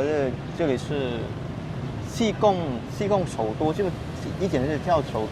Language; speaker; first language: Chinese; non-native, fluent; Vietnamese